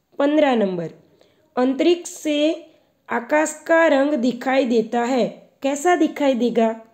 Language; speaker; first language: Hindi; non-native, local second language; Gujarati